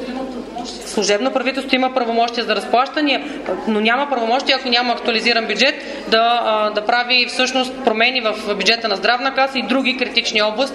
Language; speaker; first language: Bulgarian; native; Bulgarian